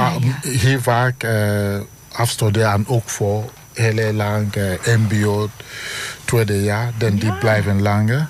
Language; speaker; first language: Dutch; non-native, learner; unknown